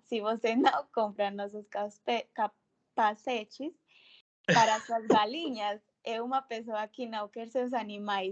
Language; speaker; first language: Portuguese; non-native, fluent; Spanish